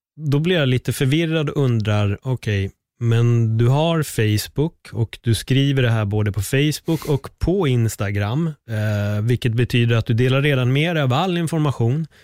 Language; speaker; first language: Swedish; native; Swedish